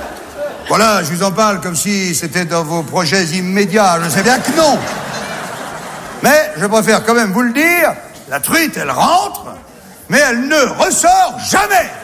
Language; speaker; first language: French; native; French